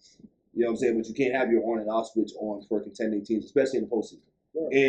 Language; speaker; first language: English; native; English